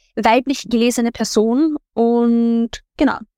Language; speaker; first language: German; native; German